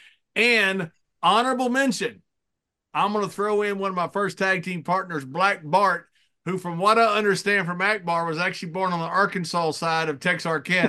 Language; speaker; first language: English; native; English